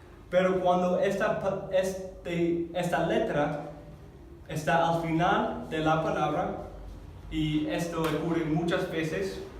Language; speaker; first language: Spanish; non-native, fluent; English